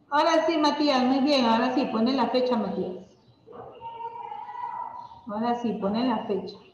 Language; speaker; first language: Spanish; native; Spanish